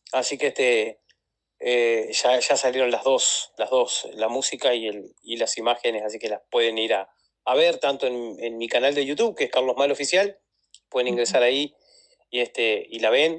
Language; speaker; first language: Spanish; native; Spanish